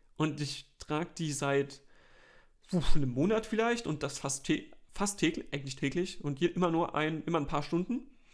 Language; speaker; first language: German; native; German